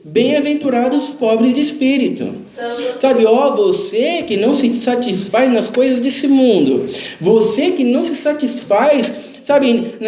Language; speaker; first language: Portuguese; native; Portuguese